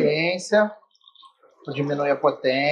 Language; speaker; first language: Portuguese; native; Portuguese